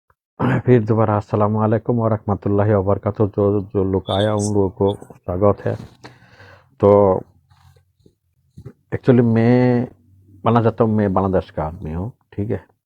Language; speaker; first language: Hindi; non-native, local second language; Bangla